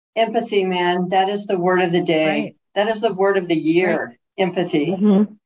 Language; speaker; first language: English; native; English